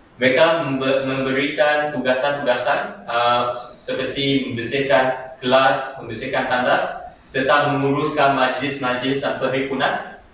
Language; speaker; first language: Malay; native; Malay